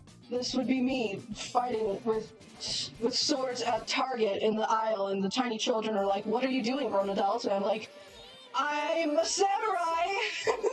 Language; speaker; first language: English; native; English